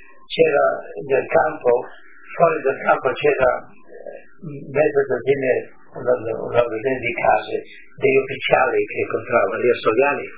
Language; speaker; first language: Italian; non-native, local second language; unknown